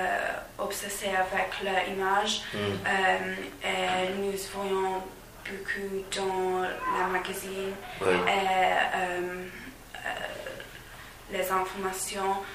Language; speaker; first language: French; non-native, learner; English